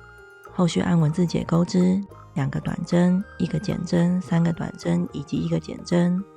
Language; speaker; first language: Chinese; native; Chinese